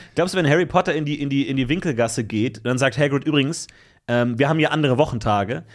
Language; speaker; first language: German; native; German